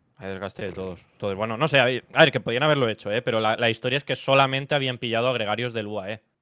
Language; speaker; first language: Spanish; native; Spanish